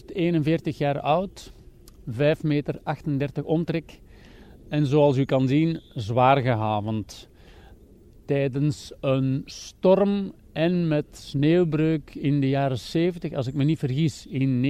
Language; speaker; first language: Dutch; native; Dutch